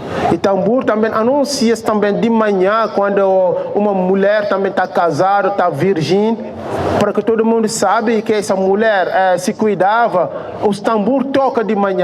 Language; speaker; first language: Portuguese; non-native, fluent; Wolof